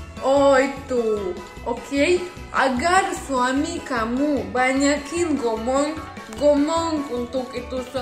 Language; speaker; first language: Indonesian; non-native, learner; Russian